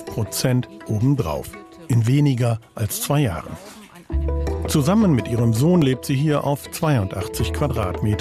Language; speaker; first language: German; native; German